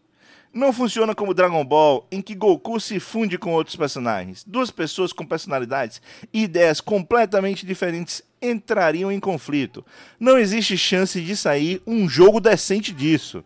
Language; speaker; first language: Portuguese; native; Portuguese